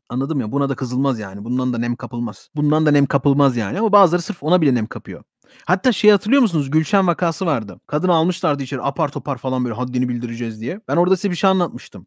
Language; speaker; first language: Turkish; early bilingual, heritage; Turkish